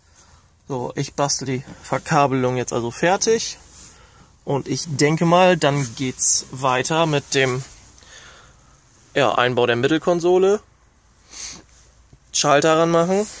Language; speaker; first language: German; native; German